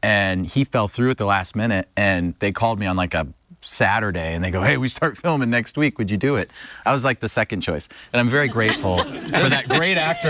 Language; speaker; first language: English; native; English